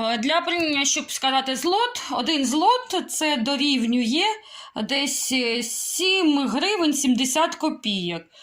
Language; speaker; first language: Ukrainian; non-native, local second language; Russian